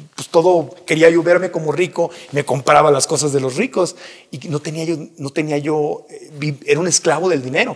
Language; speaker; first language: Spanish; native; Spanish